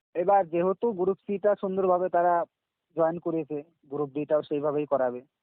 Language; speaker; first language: Bangla; native; Bangla